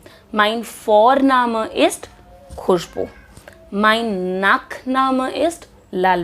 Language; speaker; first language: German; non-native, fluent; Hindi